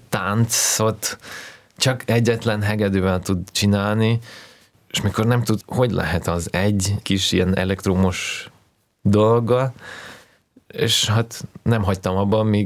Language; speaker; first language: Hungarian; early bilingual, heritage; Hungarian